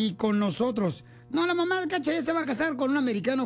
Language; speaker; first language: Spanish; native; Spanish